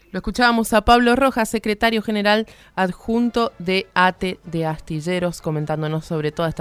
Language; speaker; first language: Spanish; native; Spanish